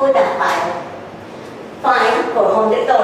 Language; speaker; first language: English; non-native, learner; Spanish